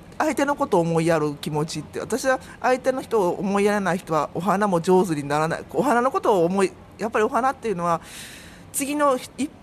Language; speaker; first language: Japanese; native; Japanese